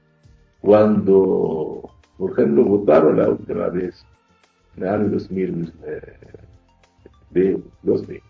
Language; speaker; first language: Spanish; non-native, fluent; Arabic